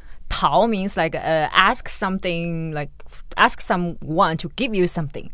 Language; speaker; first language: English; non-native, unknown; Chinese